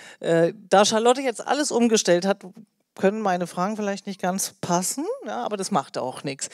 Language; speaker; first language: German; native; German